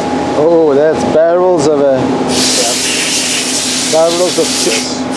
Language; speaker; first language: English; non-native, local second language; French